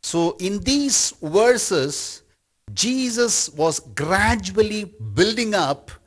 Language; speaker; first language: English; non-native, local second language; Tamil